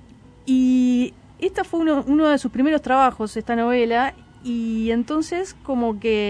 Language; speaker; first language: Spanish; native; Spanish